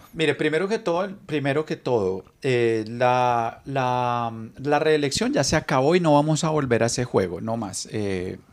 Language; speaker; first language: Spanish; native; Spanish